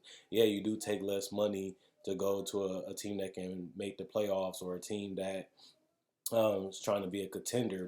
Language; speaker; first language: English; native; English